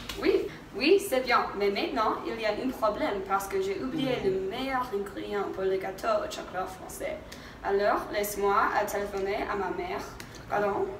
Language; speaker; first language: French; non-native, learner; English